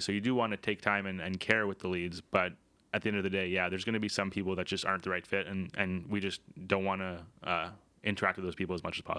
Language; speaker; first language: English; native; English